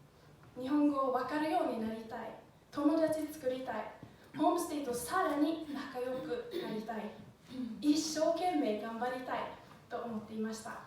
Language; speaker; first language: Japanese; non-native, fluent; Swedish